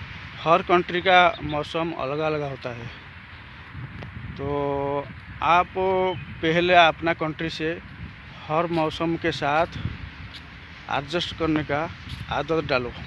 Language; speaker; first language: Hindi; non-native, local second language; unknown